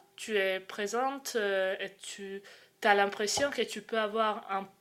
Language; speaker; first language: French; non-native, fluent; Croatian